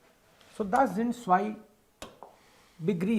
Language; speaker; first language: German; non-native, fluent; Hindi